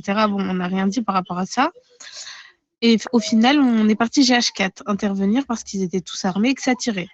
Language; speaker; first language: French; native; French